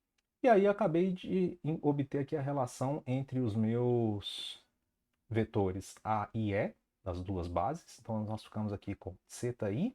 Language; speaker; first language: Portuguese; native; Portuguese